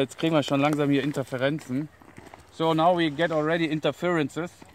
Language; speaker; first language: German; native; German